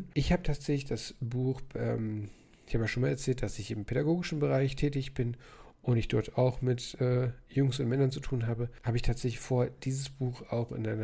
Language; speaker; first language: German; native; German